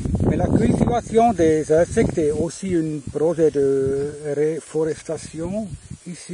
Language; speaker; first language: French; non-native, fluent; German